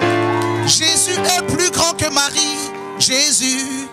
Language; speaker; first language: French; non-native, local second language; Lingala